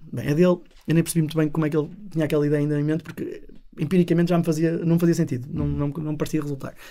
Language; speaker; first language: Portuguese; native; Portuguese